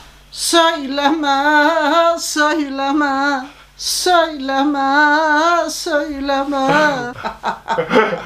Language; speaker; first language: Danish; non-native, learner; Turkish